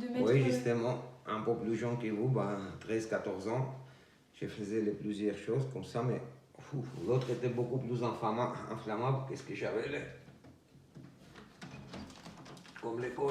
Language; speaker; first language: French; non-native, fluent; Georgian